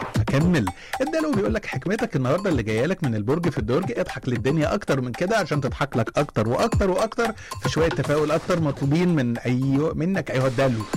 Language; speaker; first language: Arabic; native; Arabic